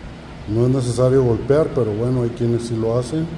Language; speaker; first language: Spanish; native; Spanish